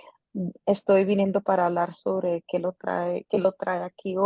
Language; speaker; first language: Spanish; non-native, learner; English